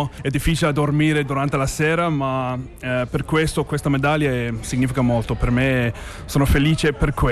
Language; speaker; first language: Italian; non-native, learner; English